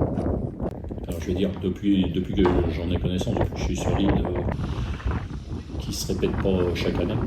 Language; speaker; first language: French; native; French